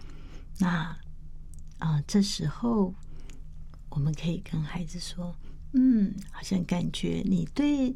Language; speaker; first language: Chinese; native; Chinese